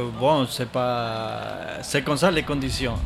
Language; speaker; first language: French; non-native, learner; Spanish